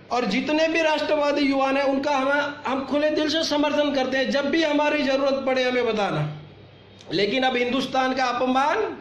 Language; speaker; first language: Hindi; non-native, local second language; Gujarati